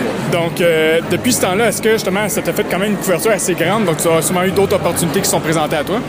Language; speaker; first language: French; native; French